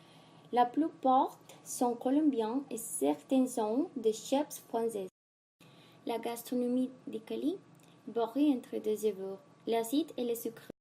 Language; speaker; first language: French; non-native, learner; Spanish